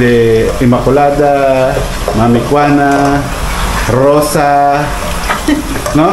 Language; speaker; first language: Spanish; non-native, learner; Filipino